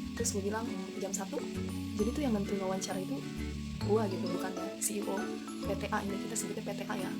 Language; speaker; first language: Indonesian; native; Indonesian